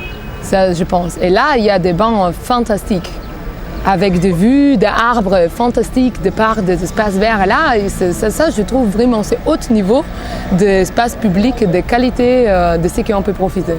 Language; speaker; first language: French; non-native, fluent; Bulgarian